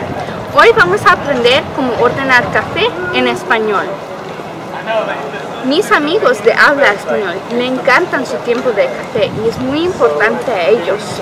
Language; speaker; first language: Spanish; non-native, learner; English